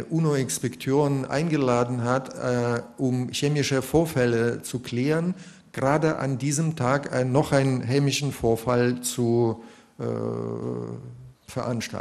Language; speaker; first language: German; non-native, fluent; Russian